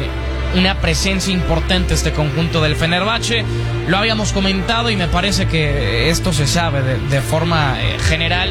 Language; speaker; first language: Spanish; native; Spanish